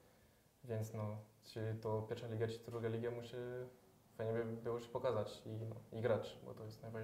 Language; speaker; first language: Polish; early bilingual, heritage; French